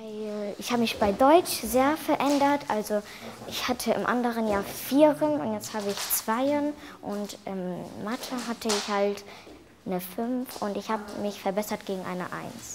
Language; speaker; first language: German; early bilingual, other home language; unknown